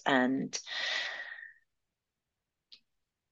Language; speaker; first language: English; early bilingual, other home language; Arabic